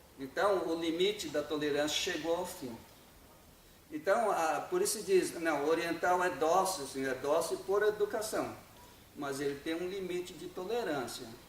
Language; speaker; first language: Portuguese; native; Portuguese